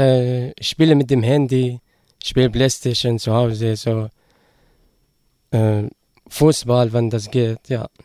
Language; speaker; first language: German; non-native, learner; Arabic